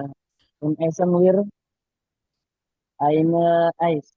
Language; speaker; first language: German; non-native, learner; Indonesian